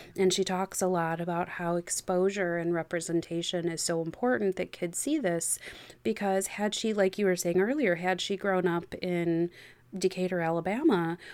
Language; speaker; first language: English; native; English